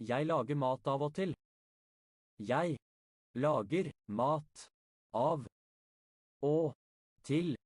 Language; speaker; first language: Norwegian; non-native, learner; English